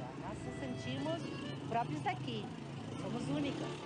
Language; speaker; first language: Portuguese; non-native, local second language; Spanish